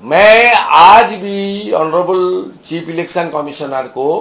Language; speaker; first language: Hindi; non-native, local second language; Bangla